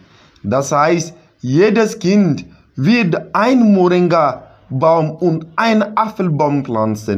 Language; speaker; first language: German; non-native, fluent; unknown